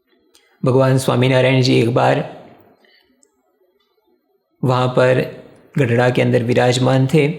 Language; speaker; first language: Hindi; native; Hindi